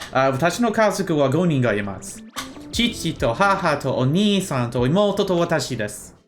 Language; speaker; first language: Japanese; non-native, learner; English